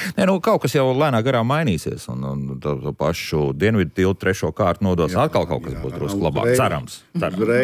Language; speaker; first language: Latvian; native; Latvian